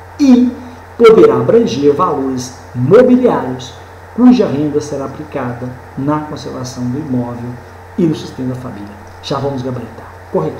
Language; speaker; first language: Portuguese; native; Portuguese